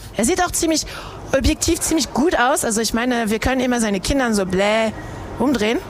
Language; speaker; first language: German; non-native, fluent; French